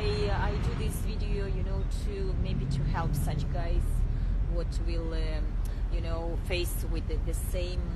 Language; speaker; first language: English; non-native, learner; Russian